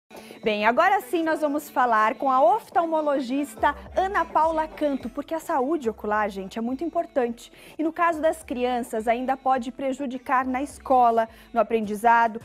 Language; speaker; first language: Portuguese; native; Portuguese